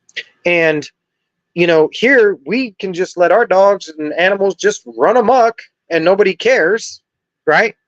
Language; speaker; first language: English; native; English